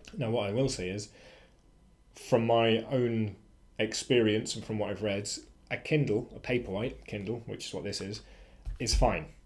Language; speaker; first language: English; native; English